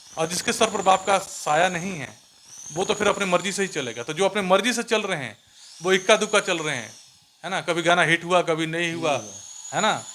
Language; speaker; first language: Hindi; native; Hindi